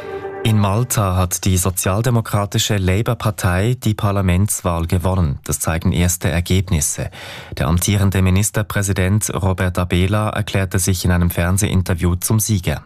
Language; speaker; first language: German; native; German